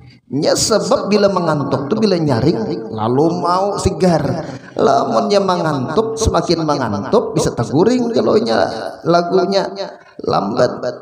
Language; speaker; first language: Indonesian; non-native, local second language; Banjar